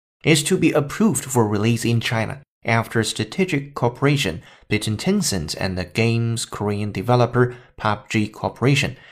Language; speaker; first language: English; non-native, fluent; Chinese